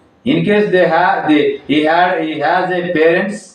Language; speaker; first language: English; non-native, local second language; Telugu